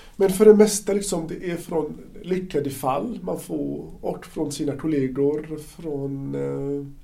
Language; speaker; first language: Swedish; non-native, fluent; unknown